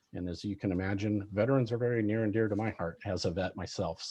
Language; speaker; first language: English; native; English